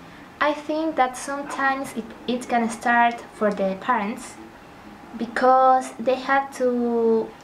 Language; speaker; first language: English; non-native, learner; Spanish